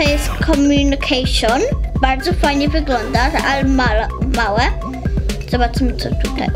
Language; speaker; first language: Polish; early bilingual, heritage; Polish